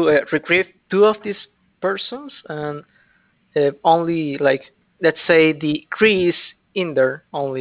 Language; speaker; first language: English; non-native, fluent; Spanish